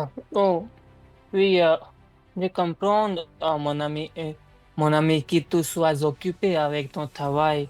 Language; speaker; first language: French; non-native, learner; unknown